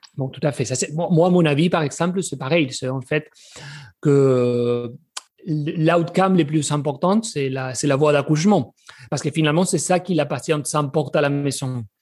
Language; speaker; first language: French; non-native, fluent; Spanish